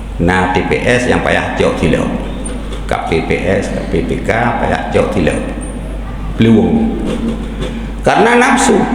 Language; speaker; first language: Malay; non-native, local second language; Achinese